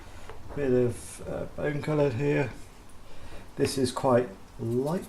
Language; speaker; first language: English; native; English